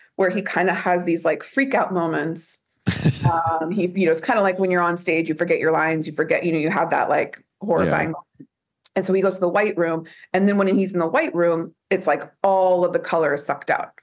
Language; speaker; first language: English; native; English